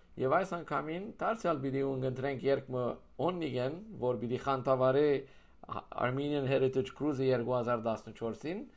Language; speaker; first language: Armenian; early bilingual, heritage; Armenian